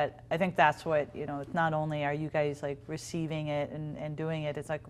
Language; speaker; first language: English; native; English